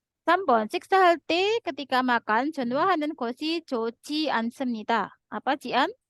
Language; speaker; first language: Korean; non-native, fluent; Indonesian